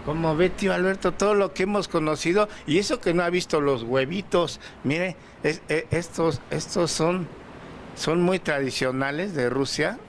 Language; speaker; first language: Spanish; native; Spanish